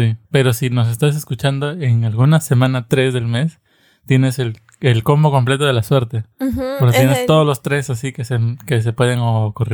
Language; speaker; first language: Spanish; native; Spanish